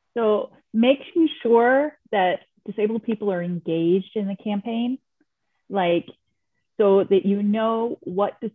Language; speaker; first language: English; native; English